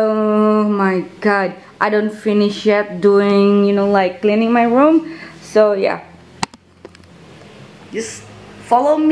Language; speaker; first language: English; non-native, fluent; Indonesian